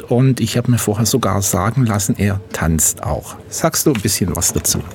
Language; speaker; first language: German; native; German